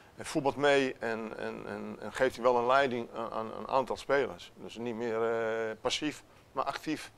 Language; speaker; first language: Dutch; non-native, fluent; Italian